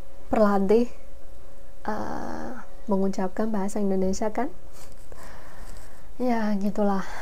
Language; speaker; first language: Indonesian; non-native, fluent; Chinese